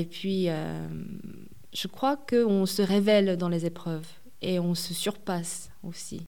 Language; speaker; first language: French; early bilingual, other home language; Korean